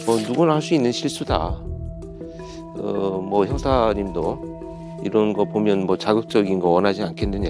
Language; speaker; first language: Korean; native; Korean